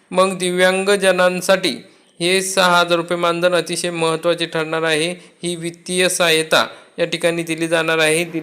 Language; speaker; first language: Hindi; non-native, local second language; Marathi